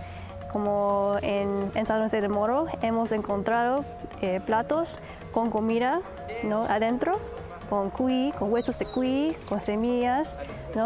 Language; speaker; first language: Spanish; non-native, fluent; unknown